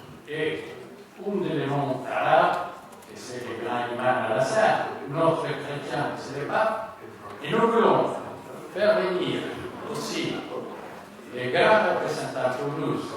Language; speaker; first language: French; non-native, learner; Spanish